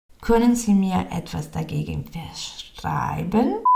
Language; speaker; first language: German; non-native, fluent; Spanish